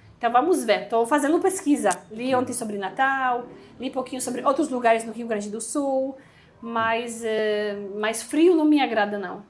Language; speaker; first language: Portuguese; non-native, fluent; Polish